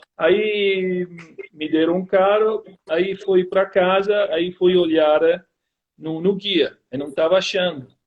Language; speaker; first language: Portuguese; non-native, fluent; Italian